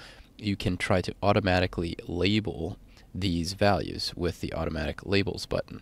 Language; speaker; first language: English; native; English